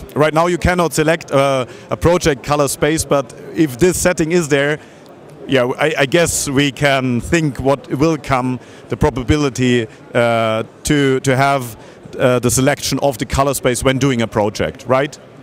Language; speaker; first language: English; non-native, fluent; German